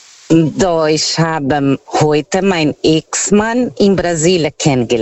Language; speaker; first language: German; non-native, fluent; Portuguese